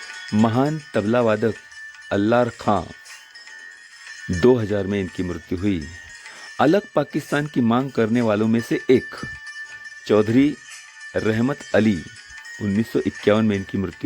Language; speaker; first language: Hindi; non-native, local second language; Marathi